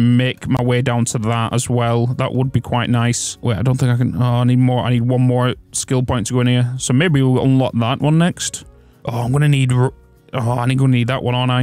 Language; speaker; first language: English; native; English